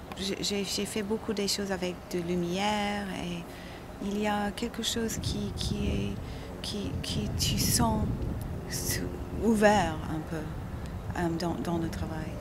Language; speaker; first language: French; non-native, learner; English